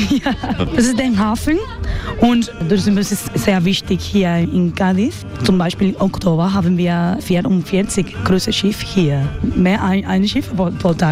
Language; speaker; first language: German; non-native, learner; Spanish